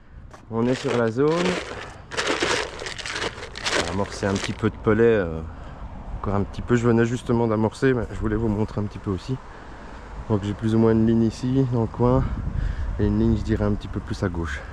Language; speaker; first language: French; native; French